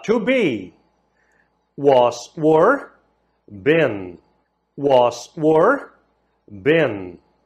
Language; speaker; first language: English; non-native, fluent; Portuguese